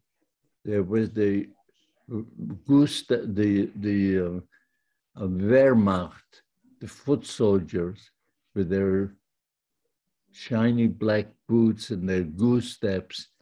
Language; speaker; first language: English; non-native, fluent; Yiddish